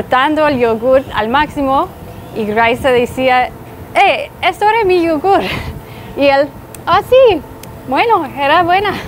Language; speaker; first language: Spanish; non-native, fluent; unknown